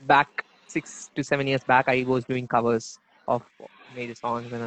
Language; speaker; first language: English; non-native, local second language; Tamil